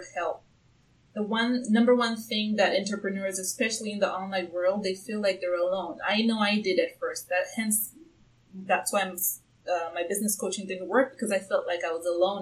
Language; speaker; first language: English; non-native, local second language; Swahili